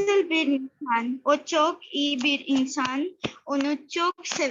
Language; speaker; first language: Turkish; non-native, learner; Urdu